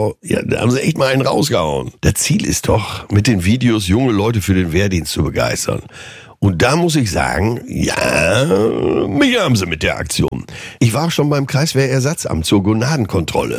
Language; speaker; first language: German; native; German